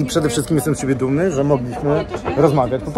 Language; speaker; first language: Polish; native; Polish